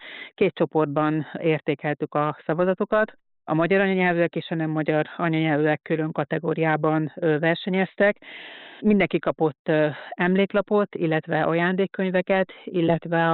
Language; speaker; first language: Hungarian; native; Hungarian